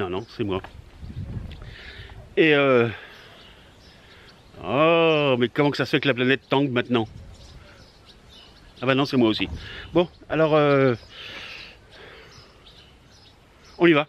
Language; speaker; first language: French; native; French